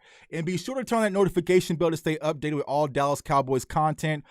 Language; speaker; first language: English; native; English